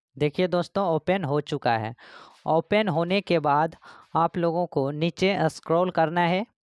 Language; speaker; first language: Hindi; native; Hindi